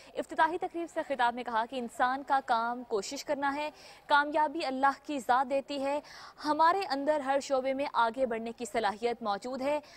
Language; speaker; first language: Urdu; native; Urdu